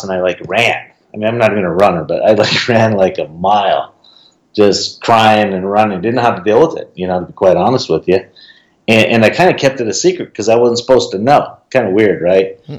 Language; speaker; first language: English; native; English